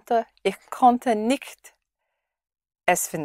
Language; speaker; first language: German; non-native, learner; English